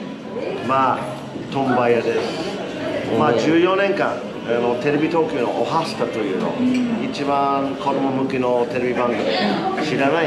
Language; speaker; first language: Japanese; non-native, fluent; English